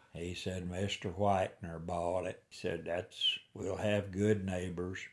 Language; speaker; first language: English; native; English